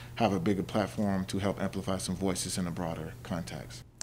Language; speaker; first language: English; native; English